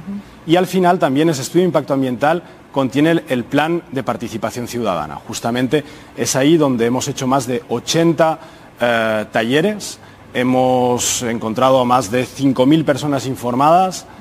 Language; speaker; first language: Spanish; native; Spanish